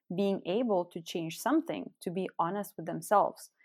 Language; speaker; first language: English; non-native, fluent; Lithuanian